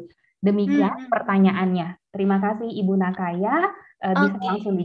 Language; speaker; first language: Indonesian; native; Indonesian